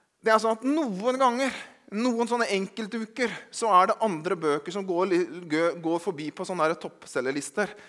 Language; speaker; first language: Norwegian; native; Norwegian